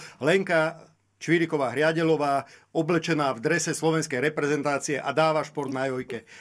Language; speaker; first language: Slovak; native; Slovak